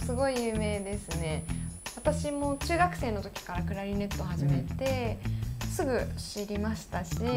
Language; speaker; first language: Japanese; native; Japanese